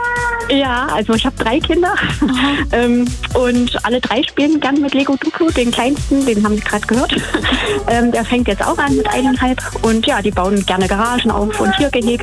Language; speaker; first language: German; native; German